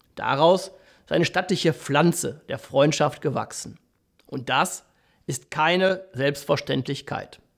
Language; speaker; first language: German; native; German